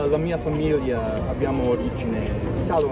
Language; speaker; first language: Italian; non-native, learner; English